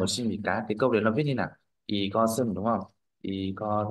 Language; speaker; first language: Vietnamese; native; Vietnamese